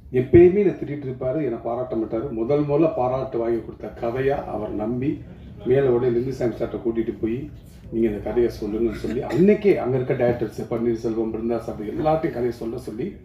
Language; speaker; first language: Tamil; native; Tamil